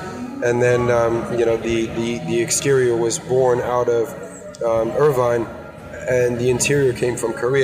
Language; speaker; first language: English; native; English